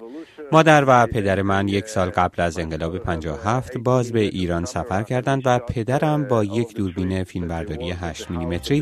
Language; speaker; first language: Persian; early bilingual, heritage; Persian